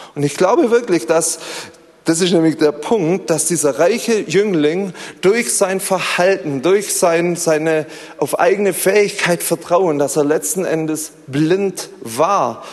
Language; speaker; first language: German; native; German